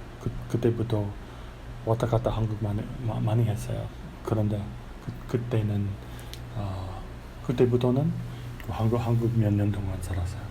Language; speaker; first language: Korean; non-native, learner; English